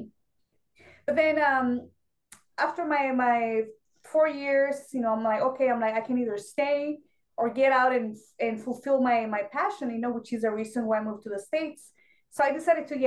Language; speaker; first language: English; non-native, fluent; Spanish